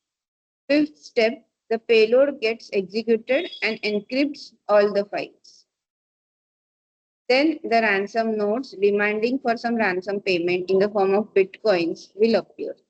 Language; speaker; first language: English; non-native, local second language; Marathi